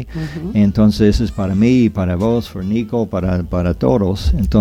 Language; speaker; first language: Spanish; non-native, fluent; English